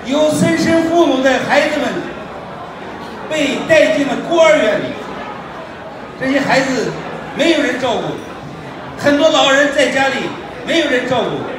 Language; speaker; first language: Chinese; non-native, local second language; Uyghur